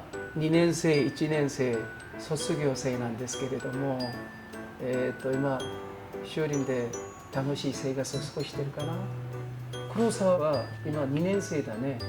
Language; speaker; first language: Japanese; non-native, fluent; Korean